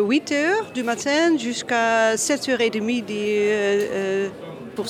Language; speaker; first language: French; non-native, learner; Dutch